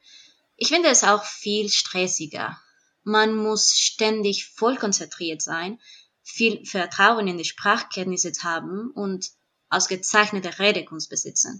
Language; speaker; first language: German; non-native, fluent; Spanish